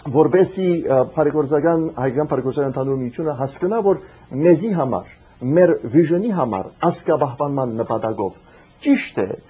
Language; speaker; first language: Armenian; early bilingual, heritage; Armenian